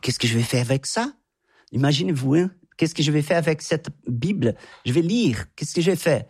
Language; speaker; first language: French; non-native, fluent; Portuguese